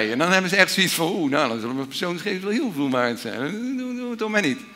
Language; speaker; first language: Dutch; native; Dutch